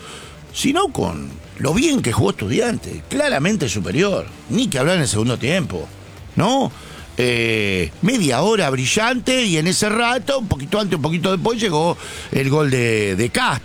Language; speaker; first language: Spanish; native; Spanish